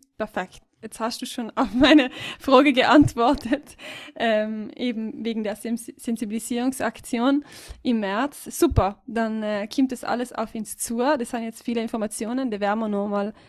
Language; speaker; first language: German; native; German